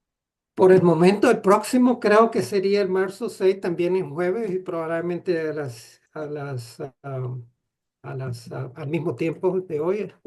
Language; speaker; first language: Spanish; non-native, fluent; English